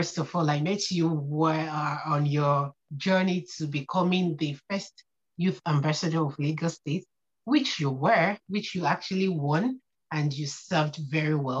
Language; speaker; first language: English; non-native, local second language; Yoruba